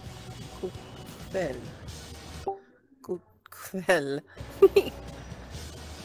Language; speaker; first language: Swedish; non-native, learner; English